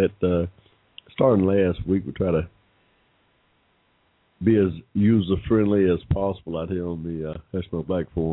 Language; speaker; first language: English; native; English